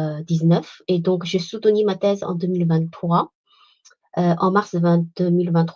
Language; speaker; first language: French; non-native, fluent; Chinese